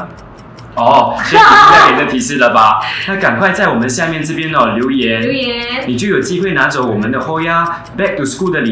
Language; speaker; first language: Chinese; native; Chinese